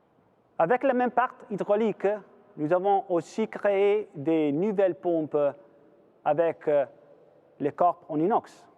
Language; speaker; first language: French; non-native, fluent; Italian